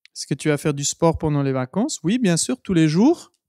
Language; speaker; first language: French; native; French